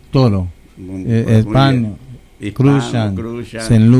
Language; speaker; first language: Spanish; early bilingual, heritage; English